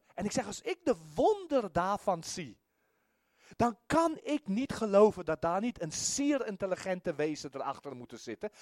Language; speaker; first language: Dutch; non-native, fluent; Afrikaans